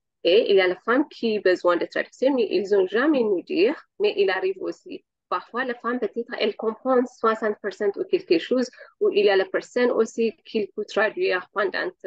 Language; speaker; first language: French; non-native, learner; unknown